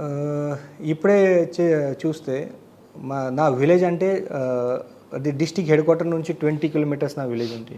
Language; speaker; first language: Telugu; non-native, fluent; Marathi